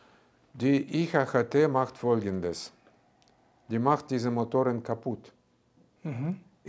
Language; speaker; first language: German; non-native, fluent; Russian